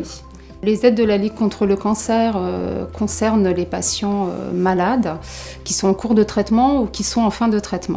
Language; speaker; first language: French; native; French